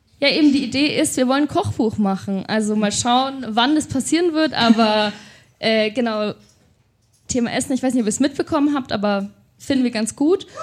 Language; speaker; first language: German; native; German